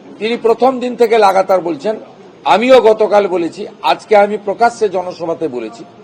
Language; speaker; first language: Bangla; native; Bangla